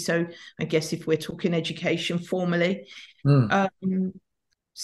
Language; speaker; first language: English; native; English